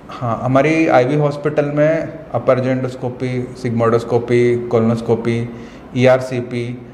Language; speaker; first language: Hindi; non-native, local second language; Kannada